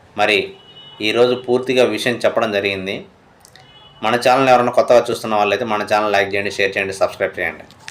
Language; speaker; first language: Telugu; native; Telugu